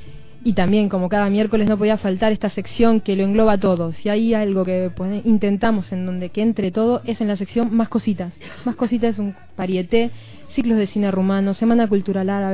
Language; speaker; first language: Spanish; native; Spanish